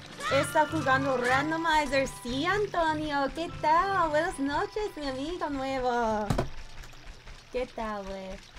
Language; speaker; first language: Spanish; non-native, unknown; English